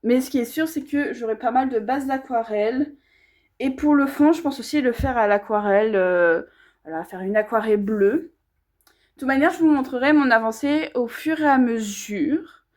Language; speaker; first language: French; native; French